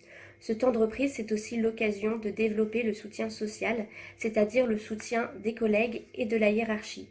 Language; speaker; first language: French; native; French